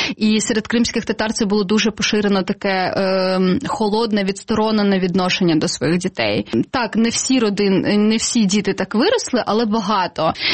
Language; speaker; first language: Ukrainian; non-native, local second language; Crimean Tatar